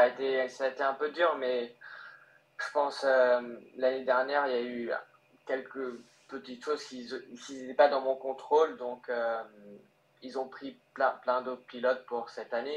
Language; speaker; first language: French; early bilingual, heritage; French